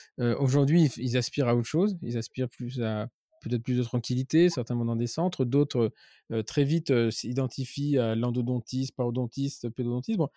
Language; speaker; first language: French; native; French